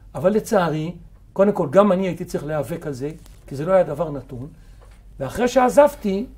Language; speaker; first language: Hebrew; native; Hebrew